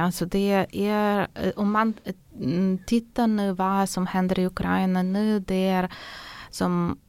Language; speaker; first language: Swedish; non-native, fluent; Ukrainian